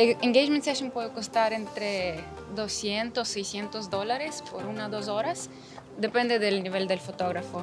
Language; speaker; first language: Spanish; non-native, fluent; Ukrainian